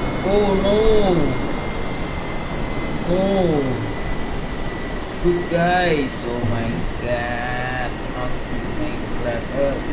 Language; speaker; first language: English; non-native, local second language; Indonesian